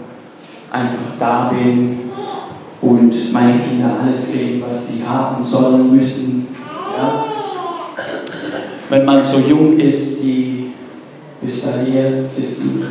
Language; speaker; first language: German; non-native, fluent; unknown